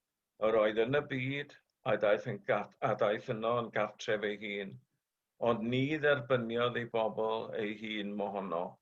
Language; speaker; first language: Welsh; native; Welsh